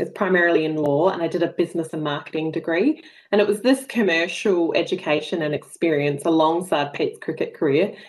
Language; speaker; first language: English; native; English